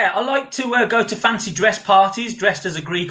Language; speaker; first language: English; native; English